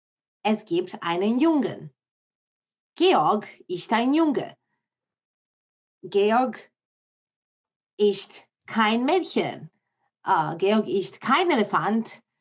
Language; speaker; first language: German; non-native, learner; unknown